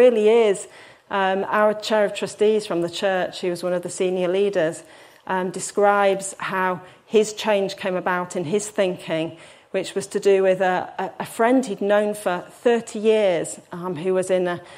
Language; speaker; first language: English; native; English